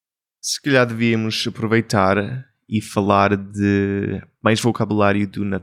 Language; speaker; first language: Portuguese; non-native, fluent; English